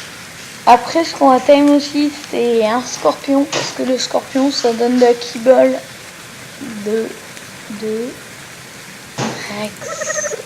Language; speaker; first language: French; native; French